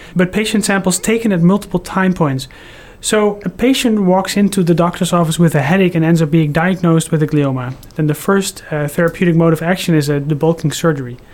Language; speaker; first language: English; non-native, fluent; Dutch